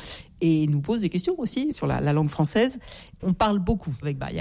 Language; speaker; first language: French; native; French